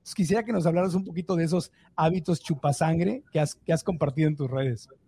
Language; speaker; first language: Spanish; native; Spanish